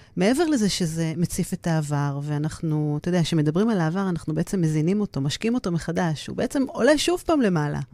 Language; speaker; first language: Hebrew; native; Hebrew